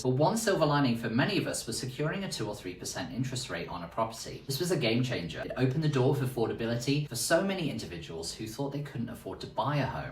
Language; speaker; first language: English; native; English